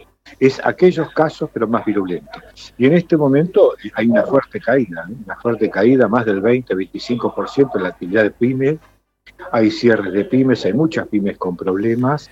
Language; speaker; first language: Spanish; native; Spanish